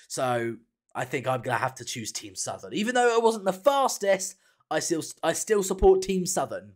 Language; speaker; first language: English; native; English